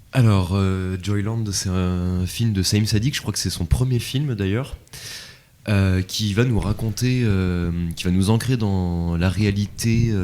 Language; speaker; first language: French; native; French